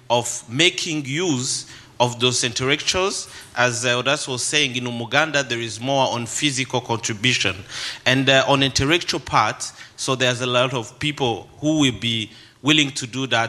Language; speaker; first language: English; non-native, local second language; Kinyarwanda